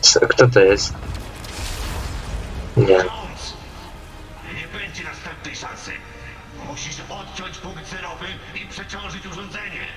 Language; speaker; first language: Polish; native; Polish